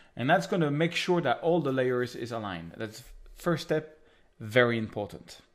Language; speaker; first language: English; non-native, fluent; French